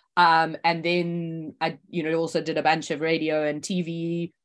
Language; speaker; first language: English; native; English